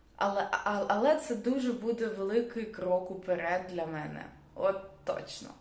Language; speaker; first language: Ukrainian; non-native, local second language; Russian